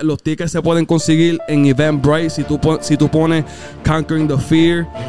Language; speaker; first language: Spanish; early bilingual, heritage; Spanish